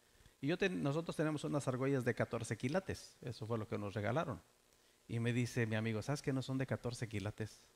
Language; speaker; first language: Spanish; native; Spanish